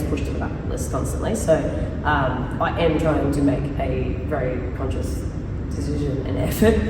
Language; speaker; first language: English; native; English